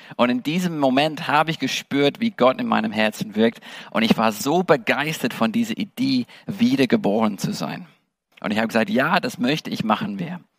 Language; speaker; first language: German; non-native, fluent; English